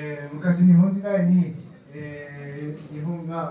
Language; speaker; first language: Japanese; non-native, fluent; Chinese